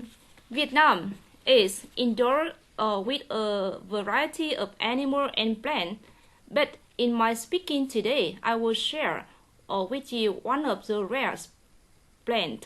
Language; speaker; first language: English; non-native, learner; Vietnamese